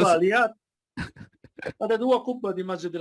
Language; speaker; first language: Indonesian; non-native, fluent; Arabic